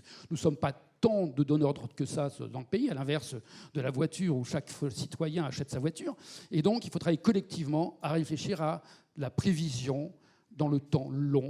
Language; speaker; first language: French; native; French